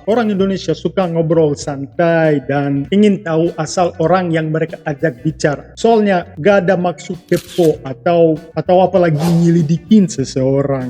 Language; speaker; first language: Indonesian; non-native, fluent; Russian